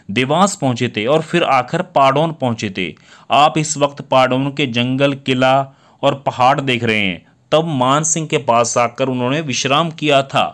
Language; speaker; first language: Hindi; non-native, local second language; Punjabi